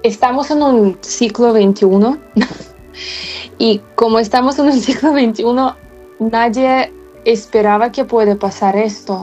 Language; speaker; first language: Spanish; non-native, fluent; Ukrainian